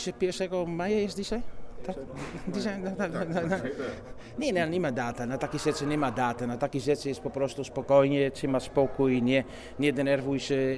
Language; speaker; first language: Polish; non-native, fluent; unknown